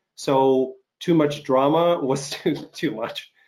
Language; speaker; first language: English; non-native, fluent; Ukrainian